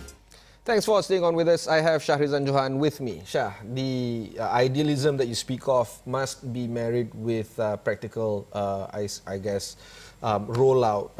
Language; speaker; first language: English; non-native, local second language; Malay